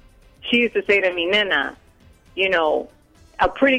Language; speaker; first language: English; native; English